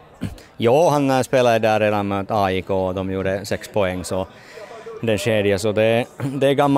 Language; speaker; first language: Swedish; non-native, fluent; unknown